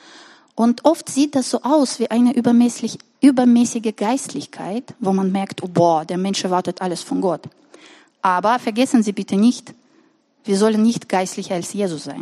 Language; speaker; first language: German; non-native, fluent; Russian